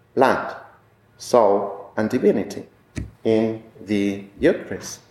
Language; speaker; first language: English; non-native, fluent; Spanish